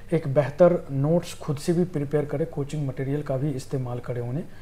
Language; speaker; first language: Hindi; native; Hindi